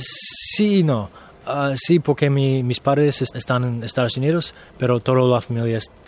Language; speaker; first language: Spanish; non-native, learner; English